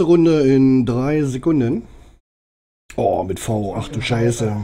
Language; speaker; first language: German; native; German